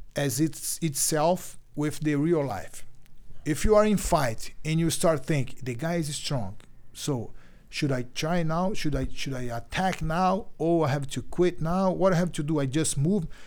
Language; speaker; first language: English; non-native, learner; Portuguese